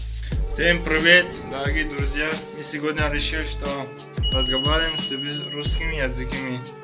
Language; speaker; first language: Russian; non-native, learner; Tajik